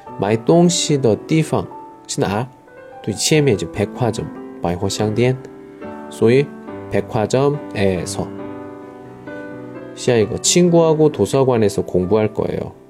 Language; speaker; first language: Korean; non-native, learner; Chinese